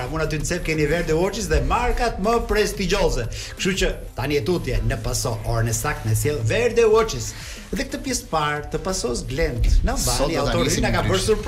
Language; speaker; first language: Albanian; native; Albanian